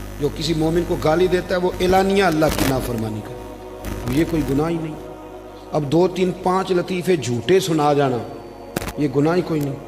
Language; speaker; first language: Urdu; non-native, local second language; Punjabi